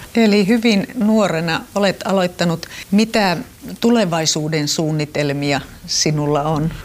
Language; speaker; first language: Finnish; native; Finnish